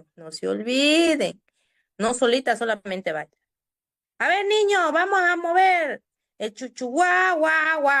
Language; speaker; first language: Spanish; native; Spanish